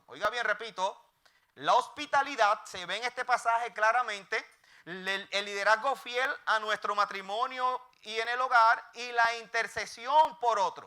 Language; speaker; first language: Spanish; native; Spanish